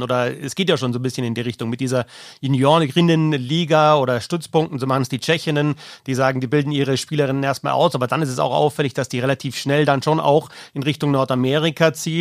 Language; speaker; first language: German; native; German